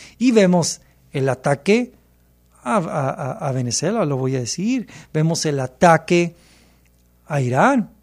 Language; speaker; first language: Spanish; early bilingual, heritage; Spanish